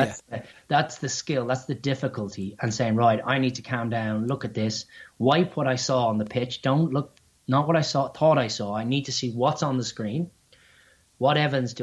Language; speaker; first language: English; native; English